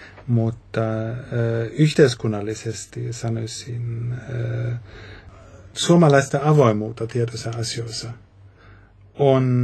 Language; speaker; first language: Finnish; non-native, fluent; German